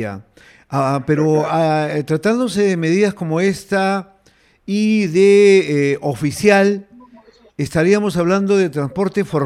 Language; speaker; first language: Spanish; native; Spanish